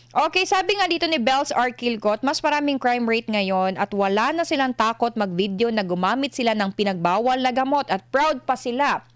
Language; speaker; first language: Filipino; non-native, local second language; Cebuano